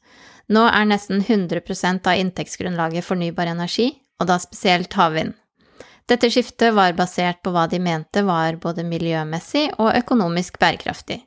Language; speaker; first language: Norwegian; native; Norwegian